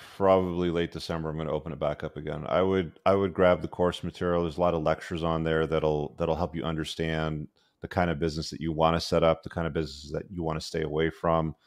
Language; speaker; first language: English; native; English